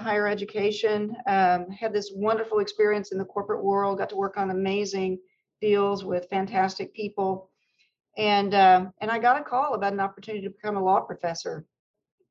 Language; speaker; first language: English; native; English